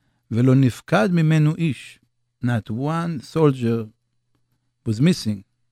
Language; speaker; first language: English; non-native, fluent; Hebrew